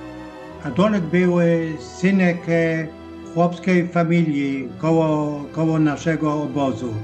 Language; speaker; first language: Polish; non-native, local second language; Yiddish